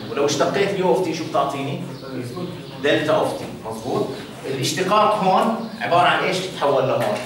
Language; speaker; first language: Arabic; native; Arabic